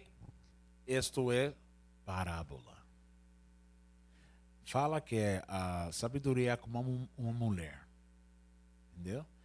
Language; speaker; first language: Portuguese; non-native, learner; Spanish